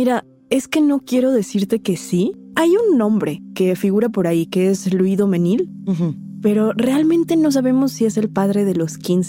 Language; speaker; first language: Spanish; native; Spanish